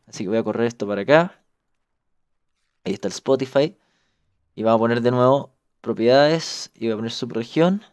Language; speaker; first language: Spanish; native; Spanish